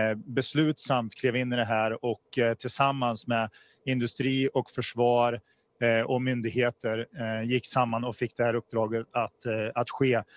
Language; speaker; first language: Swedish; native; Swedish